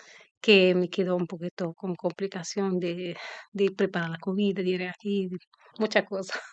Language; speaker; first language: Spanish; non-native, learner; Arabic